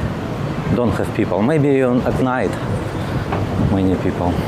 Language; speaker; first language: English; non-native, learner; Russian